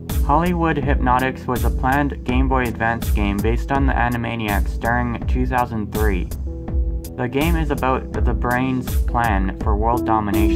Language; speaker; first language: English; native; English